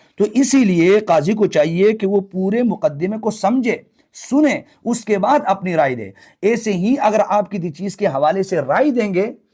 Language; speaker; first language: Urdu; non-native, local second language; Pashto